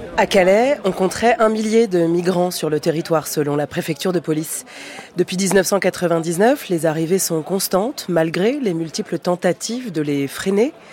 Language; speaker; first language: French; native; French